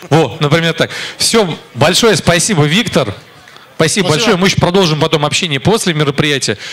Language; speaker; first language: Russian; native; Russian